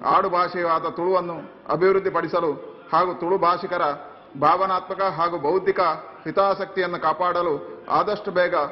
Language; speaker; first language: Kannada; non-native, local second language; Tulu